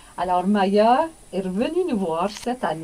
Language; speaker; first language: French; native; French